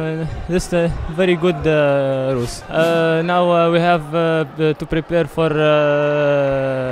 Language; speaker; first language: English; non-native, learner; Arabic